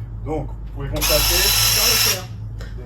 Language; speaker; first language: French; native; French